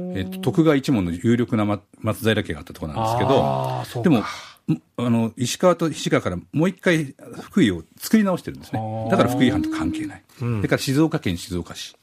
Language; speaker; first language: Japanese; native; Japanese